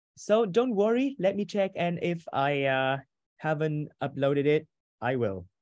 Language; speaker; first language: English; non-native, fluent; Vietnamese